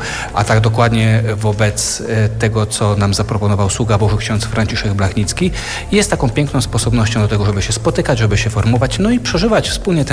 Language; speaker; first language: Polish; native; Polish